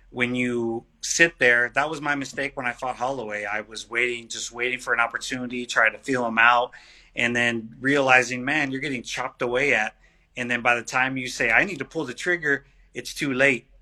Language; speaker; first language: English; native; English